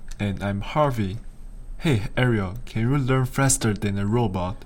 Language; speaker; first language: English; non-native, fluent; Chinese